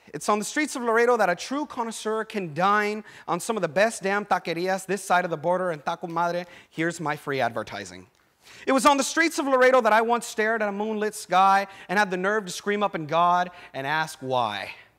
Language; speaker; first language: English; native; English